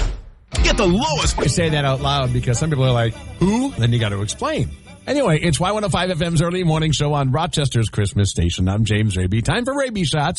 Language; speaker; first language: English; native; English